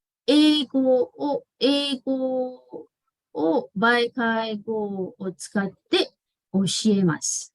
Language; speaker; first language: Japanese; non-native, fluent; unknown